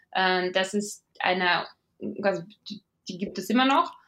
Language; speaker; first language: German; non-native, fluent; Latvian